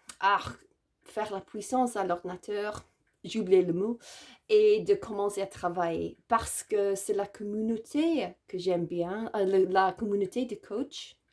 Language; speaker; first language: French; non-native, learner; English